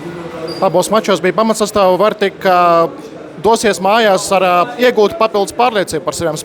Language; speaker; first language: Latvian; native; Latvian